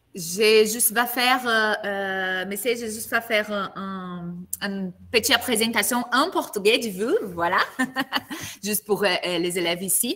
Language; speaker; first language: French; non-native, learner; Portuguese